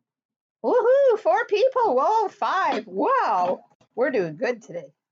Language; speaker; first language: English; native; English